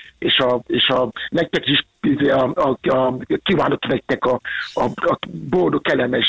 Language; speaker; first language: Hungarian; non-native, learner; Yoruba